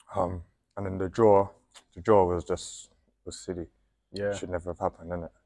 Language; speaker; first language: English; native; English